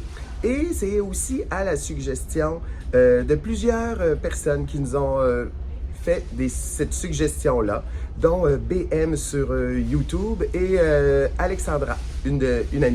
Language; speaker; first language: French; native; French